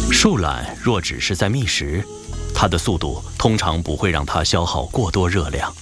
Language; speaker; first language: Chinese; native; Chinese